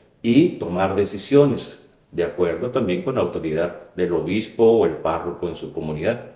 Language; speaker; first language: Spanish; native; Spanish